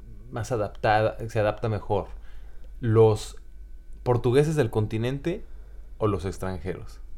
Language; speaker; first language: Spanish; native; Spanish